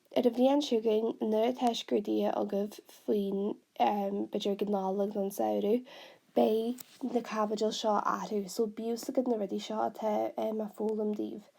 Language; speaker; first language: Irish; non-native, local second language; English